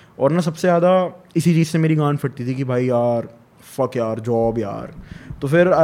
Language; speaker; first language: Hindi; native; Hindi